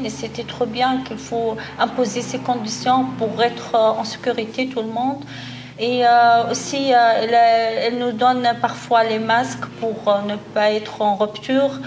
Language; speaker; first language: French; non-native, local second language; Arabic